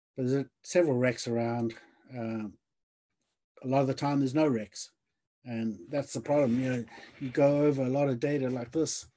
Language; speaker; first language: English; native; English